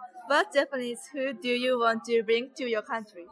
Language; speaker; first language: English; non-native, learner; Japanese